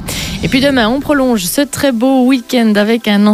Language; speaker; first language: French; native; French